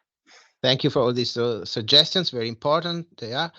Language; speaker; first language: English; non-native, fluent; Italian